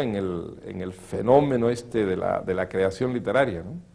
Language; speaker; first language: Spanish; native; Spanish